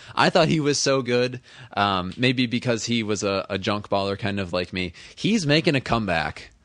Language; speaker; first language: English; early bilingual, other home language; Filipino